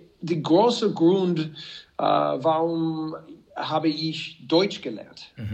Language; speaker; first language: German; non-native, fluent; English